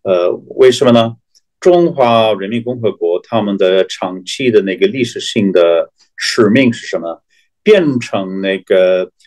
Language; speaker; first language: Chinese; non-native, fluent; English